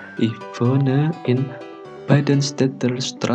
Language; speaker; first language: German; non-native, learner; Indonesian